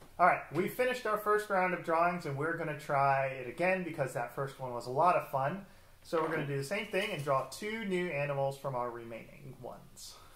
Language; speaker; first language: English; native; English